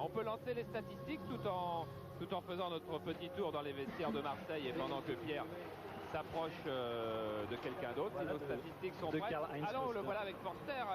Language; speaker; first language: French; native; French